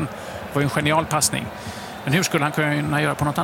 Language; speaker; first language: Swedish; native; Swedish